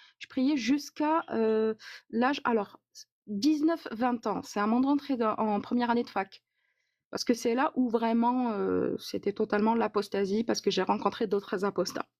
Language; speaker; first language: French; non-native, local second language; Arabic